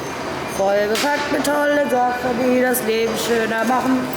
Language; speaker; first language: German; native; German